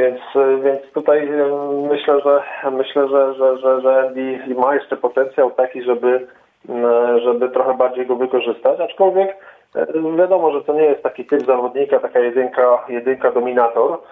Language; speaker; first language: Polish; native; Polish